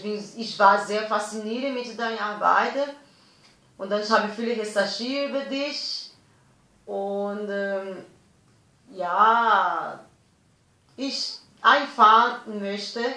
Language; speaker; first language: German; non-native, learner; Portuguese